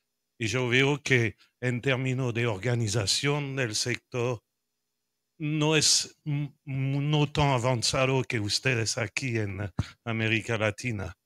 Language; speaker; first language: Spanish; non-native, learner; French